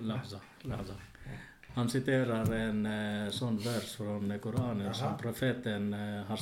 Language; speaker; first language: Swedish; non-native, fluent; Arabic